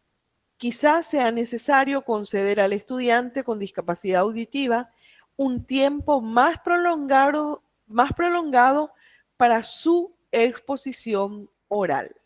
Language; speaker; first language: Spanish; native; Spanish